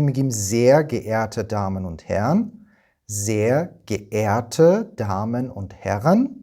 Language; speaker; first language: German; non-native, fluent; Persian